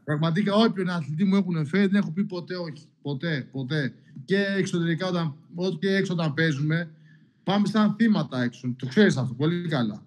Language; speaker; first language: Greek; non-native, local second language; Albanian